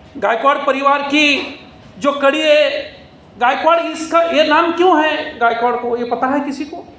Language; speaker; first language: Hindi; non-native, local second language; Marathi